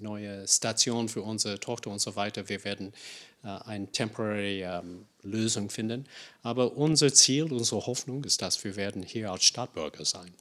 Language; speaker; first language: German; non-native, fluent; English